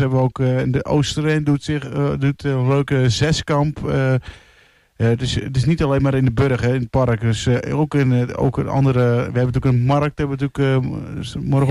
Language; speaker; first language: Dutch; native; Dutch